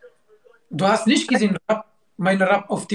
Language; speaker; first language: German; non-native, learner; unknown